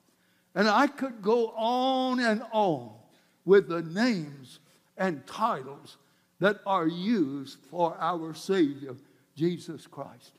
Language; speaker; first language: English; native; English